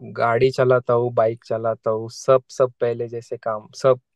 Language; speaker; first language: Hindi; non-native, local second language; Marathi